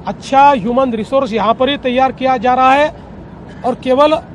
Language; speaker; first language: Hindi; non-native, local second language; Marathi